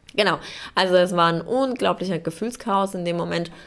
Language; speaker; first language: German; non-native, fluent; Polish